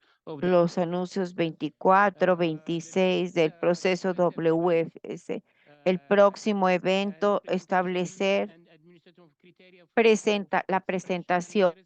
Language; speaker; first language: Spanish; non-native, fluent; Portuguese